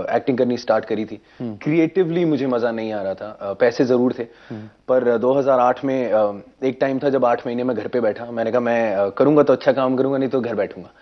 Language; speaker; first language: Hindi; native; Hindi